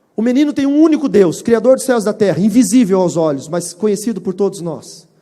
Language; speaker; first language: Portuguese; native; Portuguese